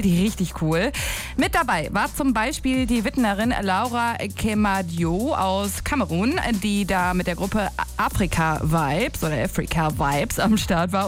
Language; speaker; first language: German; native; German